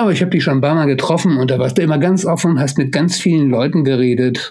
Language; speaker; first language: German; native; German